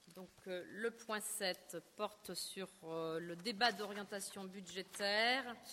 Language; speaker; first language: French; native; French